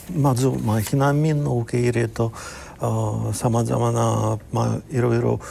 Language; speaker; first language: Japanese; non-native, fluent; Ukrainian